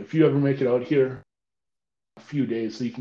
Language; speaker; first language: English; native; English